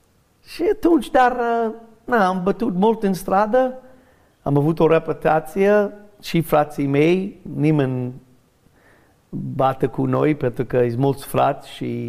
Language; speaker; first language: Romanian; non-native, learner; English